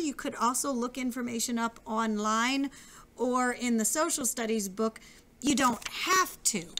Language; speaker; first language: English; native; English